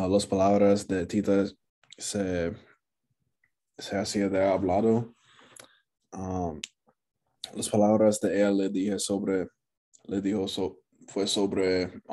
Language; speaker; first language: Spanish; non-native, learner; English